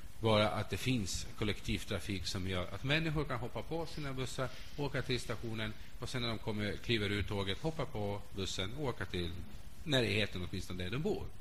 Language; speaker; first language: Swedish; non-native, fluent; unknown